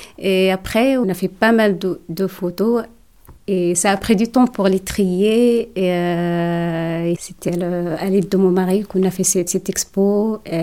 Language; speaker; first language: French; non-native, local second language; Tachelhit